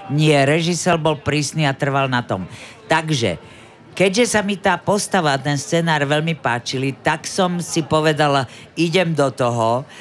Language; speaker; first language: Slovak; native; Slovak